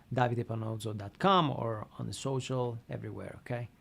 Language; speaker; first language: English; non-native, fluent; Italian